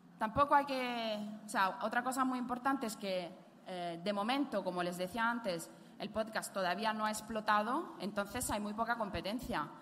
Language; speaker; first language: Spanish; non-native, fluent; Italian